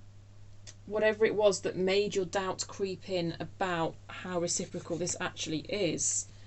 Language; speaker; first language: English; native; English